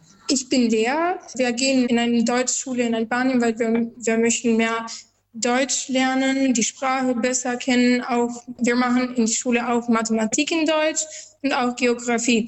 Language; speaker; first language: German; non-native, learner; Albanian